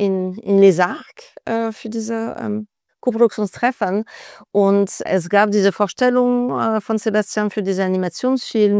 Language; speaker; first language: German; non-native, fluent; French